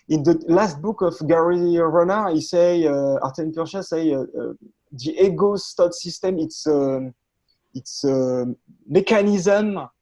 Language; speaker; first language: English; non-native, learner; French